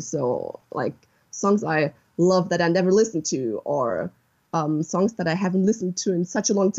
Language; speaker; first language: English; non-native, fluent; German